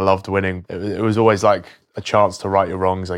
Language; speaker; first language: English; native; English